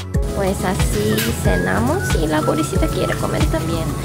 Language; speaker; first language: Spanish; non-native, fluent; Korean